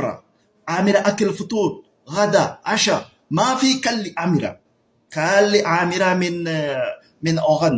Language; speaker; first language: Arabic; non-native, learner; Ganda